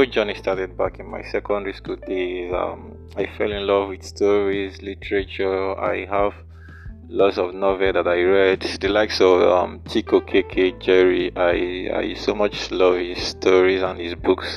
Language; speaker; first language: English; non-native, local second language; Igbo